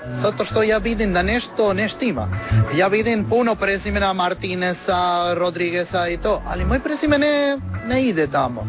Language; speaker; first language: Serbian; non-native, learner; Spanish